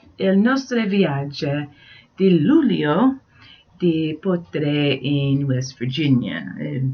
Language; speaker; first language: Italian; non-native, learner; English